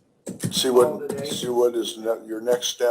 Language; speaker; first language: English; native; English